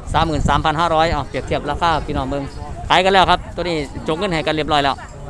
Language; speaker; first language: Thai; non-native, local second language; Northeastern Thai